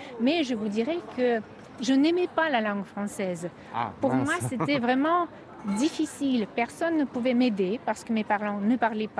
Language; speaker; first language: French; non-native, fluent; Russian